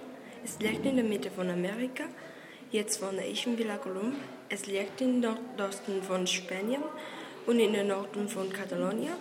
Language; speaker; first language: German; non-native, learner; Spanish